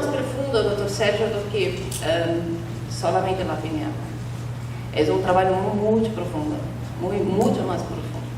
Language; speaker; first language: Spanish; non-native, learner; Portuguese